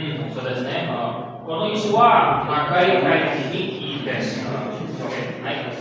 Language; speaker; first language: Japanese; non-native, fluent; Indonesian